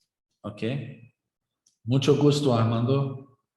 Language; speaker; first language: Spanish; non-native, learner; Portuguese